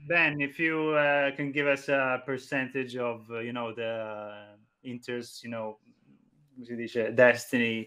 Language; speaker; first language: English; non-native, fluent; Italian